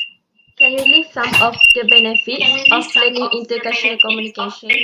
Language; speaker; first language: English; non-native, local second language; Malay